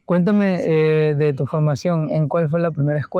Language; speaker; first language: Spanish; native; Spanish